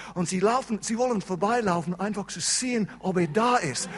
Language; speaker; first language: German; non-native, fluent; English